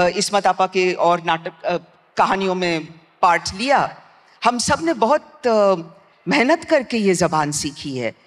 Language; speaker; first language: Hindi; non-native, local second language; Gujarati